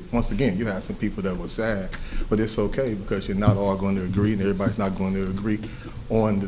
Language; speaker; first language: English; native; English